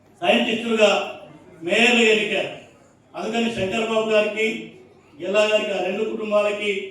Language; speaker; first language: Telugu; native; Telugu